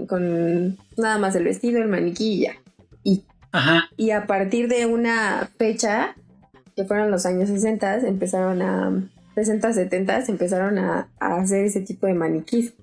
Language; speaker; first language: Spanish; native; Spanish